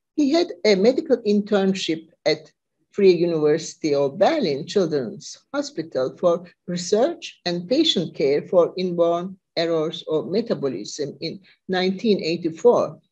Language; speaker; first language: English; non-native, fluent; Turkish